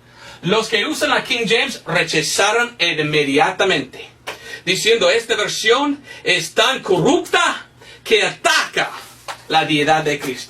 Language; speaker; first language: Spanish; non-native, fluent; English